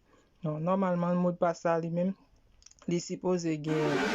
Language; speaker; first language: French; non-native, learner; Haitian Creole